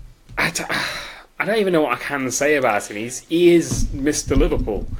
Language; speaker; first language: English; native; English